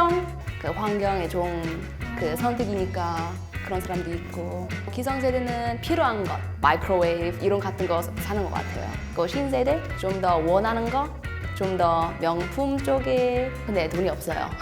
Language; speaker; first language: Korean; non-native, fluent; English